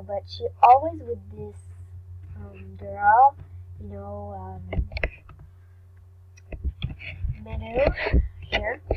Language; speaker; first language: English; non-native, learner; French